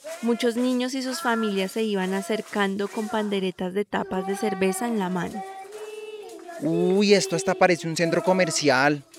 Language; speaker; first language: Spanish; native; Spanish